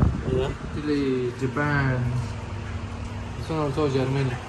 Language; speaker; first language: English; non-native, learner; Filipino